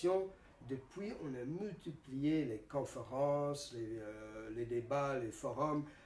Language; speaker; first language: French; non-native, fluent; English